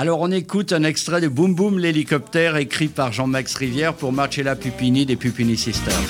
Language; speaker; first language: French; native; French